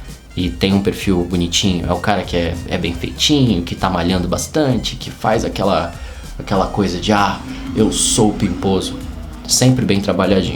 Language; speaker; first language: Portuguese; native; Portuguese